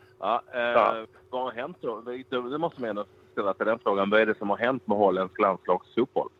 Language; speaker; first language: Swedish; native; Swedish